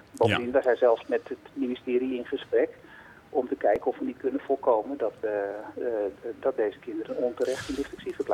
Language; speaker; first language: Dutch; native; Dutch